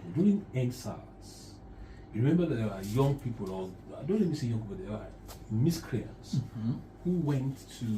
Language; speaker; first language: English; non-native, local second language; Yoruba